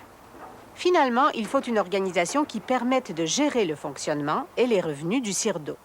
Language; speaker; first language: French; native; French